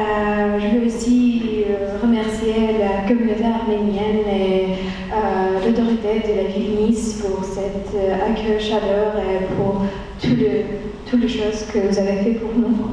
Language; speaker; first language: French; non-native, fluent; Armenian